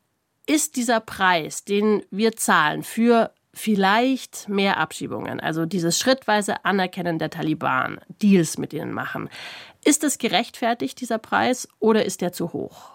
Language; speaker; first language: German; native; German